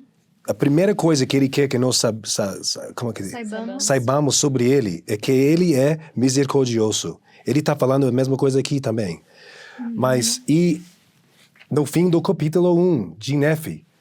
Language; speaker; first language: Portuguese; non-native, fluent; English